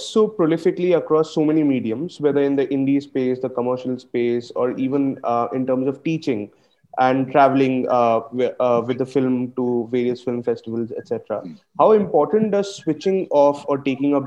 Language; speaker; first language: English; non-native, local second language; Bangla